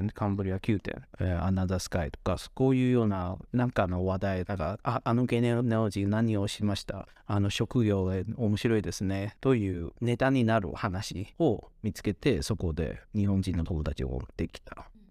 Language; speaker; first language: Japanese; non-native, fluent; Chinese